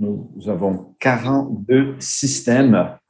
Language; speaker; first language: French; non-native, fluent; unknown